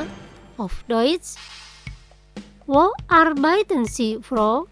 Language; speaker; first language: German; non-native, learner; Indonesian